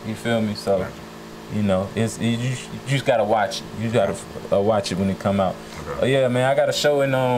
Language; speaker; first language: English; native; English